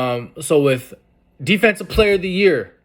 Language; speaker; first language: English; native; English